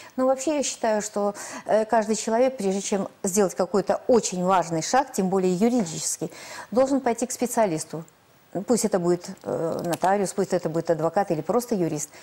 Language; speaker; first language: Russian; native; Russian